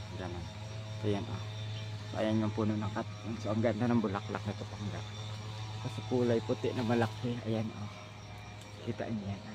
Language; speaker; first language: Filipino; non-native, local second language; Bikol